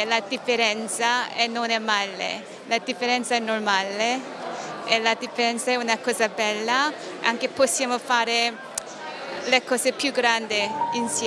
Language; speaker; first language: Italian; non-native, learner; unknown